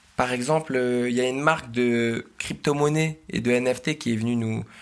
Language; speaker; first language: French; native; French